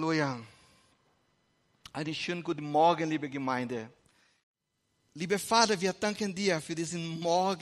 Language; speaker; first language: German; non-native, fluent; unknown